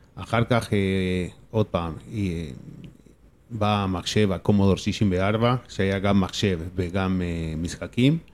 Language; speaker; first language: Hebrew; non-native, fluent; Spanish